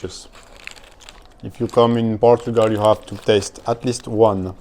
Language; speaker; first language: English; non-native, learner; French